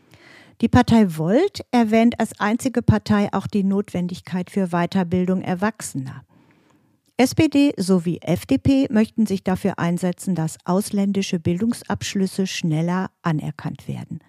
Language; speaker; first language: German; native; German